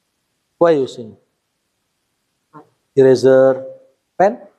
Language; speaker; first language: English; non-native, learner; Indonesian